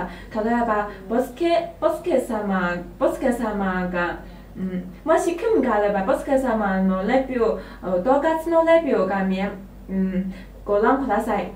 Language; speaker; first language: Japanese; non-native, learner; Chinese